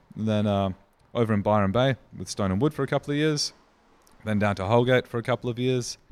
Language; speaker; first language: English; native; English